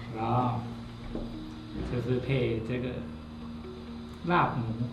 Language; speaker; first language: Chinese; non-native, fluent; Thai